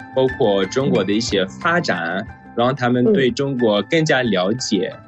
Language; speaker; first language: Chinese; non-native, fluent; Persian